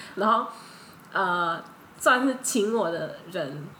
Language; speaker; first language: Chinese; early bilingual, heritage; Chinese